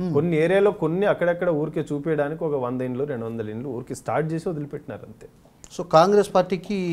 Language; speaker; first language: Telugu; native; Telugu